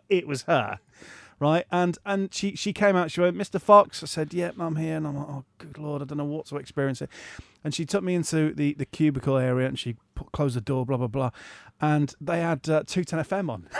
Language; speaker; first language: English; native; English